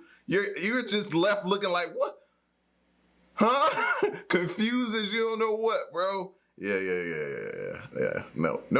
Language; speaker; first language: English; native; English